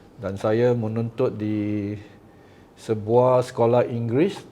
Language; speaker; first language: Malay; non-native, local second language; Cantonese